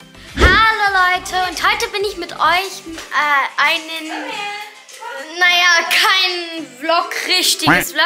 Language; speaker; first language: German; early bilingual, other home language; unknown